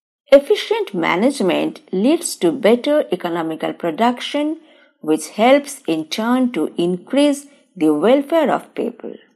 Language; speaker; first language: English; non-native, local second language; Bangla